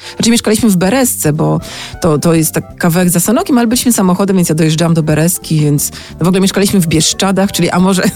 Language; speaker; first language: Polish; native; Polish